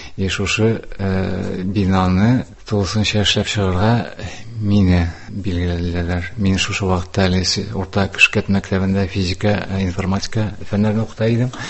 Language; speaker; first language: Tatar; non-native, local second language; Udmurt